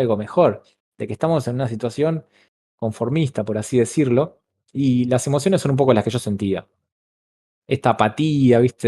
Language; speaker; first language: Spanish; native; Spanish